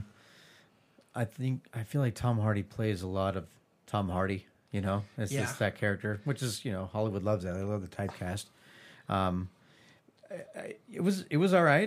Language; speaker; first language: English; native; English